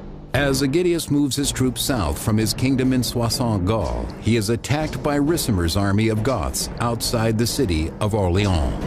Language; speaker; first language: English; native; English